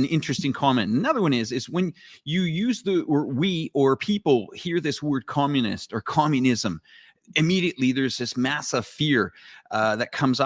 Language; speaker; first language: English; native; English